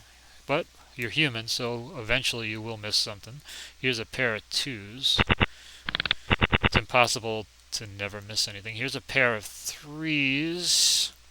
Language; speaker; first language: English; native; English